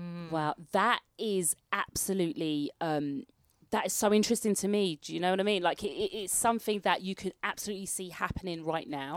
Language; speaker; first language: English; native; English